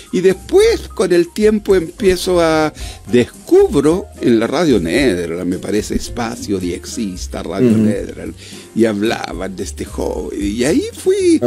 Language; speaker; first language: Spanish; native; Spanish